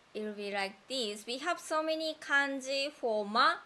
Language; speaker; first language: English; non-native, fluent; Japanese